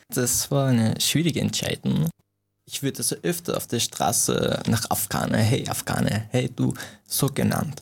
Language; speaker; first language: German; non-native, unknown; Persian